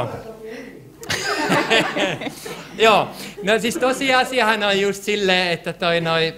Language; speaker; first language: Finnish; native; Finnish